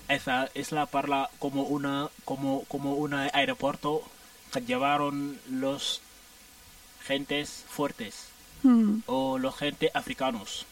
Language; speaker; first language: Spanish; non-native, learner; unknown